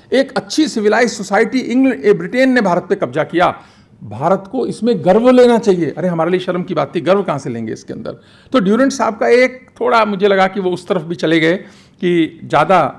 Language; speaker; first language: Hindi; native; Hindi